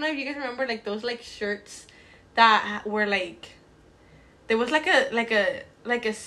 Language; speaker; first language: English; early bilingual, other home language; Spanish